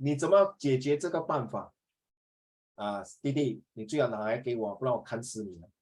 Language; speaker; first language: Chinese; native; Chinese